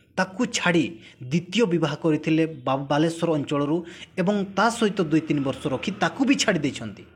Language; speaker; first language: Odia; non-native, local second language; Santali